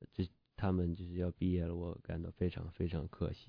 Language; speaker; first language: Chinese; early bilingual, heritage; Chinese